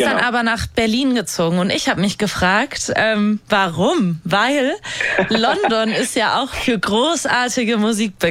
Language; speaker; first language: German; native; German